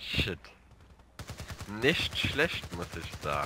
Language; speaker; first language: German; native; German